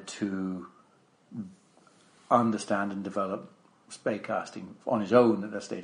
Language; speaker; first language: English; native; English